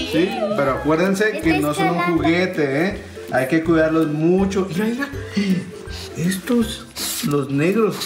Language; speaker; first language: Spanish; native; Spanish